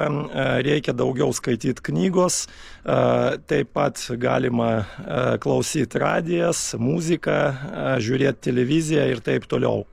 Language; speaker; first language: Lithuanian; non-native, fluent; Russian